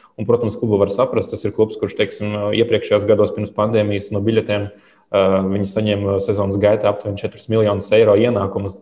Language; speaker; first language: Latvian; early bilingual, other home language; Lithuanian